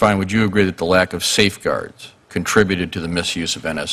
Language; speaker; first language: English; native; English